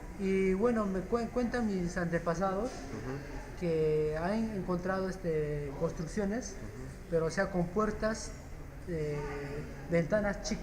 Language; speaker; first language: Spanish; native; Spanish